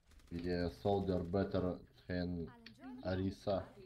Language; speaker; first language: English; non-native, learner; Russian